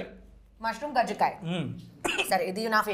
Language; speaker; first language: Telugu; non-native, learner; Hindi